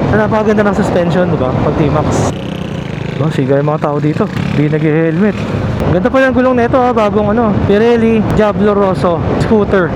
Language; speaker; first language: Filipino; native; Filipino